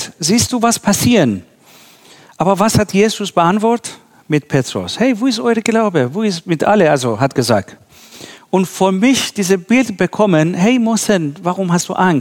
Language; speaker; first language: German; non-native, learner; Persian